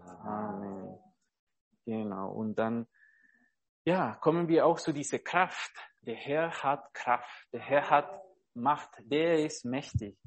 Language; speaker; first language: German; non-native, fluent; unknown